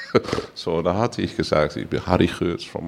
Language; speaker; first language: German; non-native, learner; Dutch